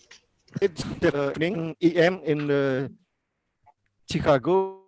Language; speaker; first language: English; non-native, learner; Indonesian